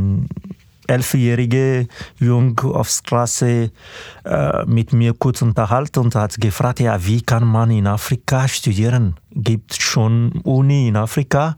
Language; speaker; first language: German; non-native, fluent; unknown